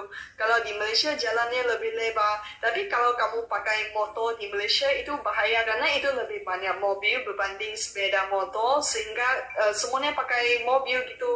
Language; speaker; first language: Indonesian; non-native, local second language; Malay